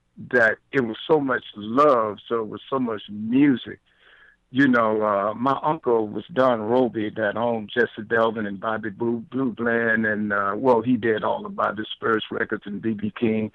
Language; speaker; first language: English; native; English